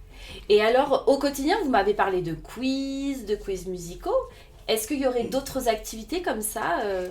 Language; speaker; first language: French; native; French